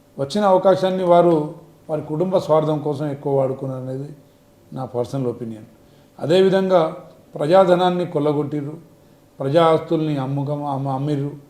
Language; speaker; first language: Telugu; non-native, local second language; Lambadi